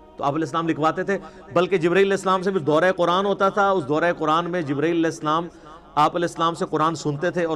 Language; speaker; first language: Urdu; non-native, local second language; Punjabi